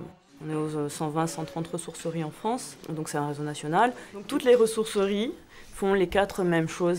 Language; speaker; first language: French; native; French